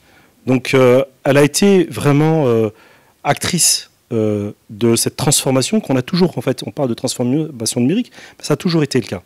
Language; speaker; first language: French; non-native, local second language; Arabic